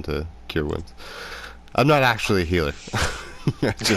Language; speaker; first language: English; native; English